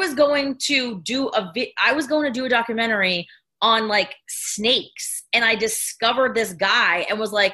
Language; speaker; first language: English; native; English